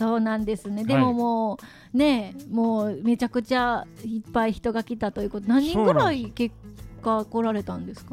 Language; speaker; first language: Japanese; native; Japanese